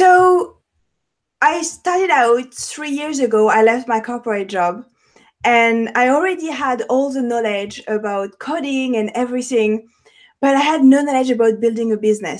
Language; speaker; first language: English; non-native, fluent; French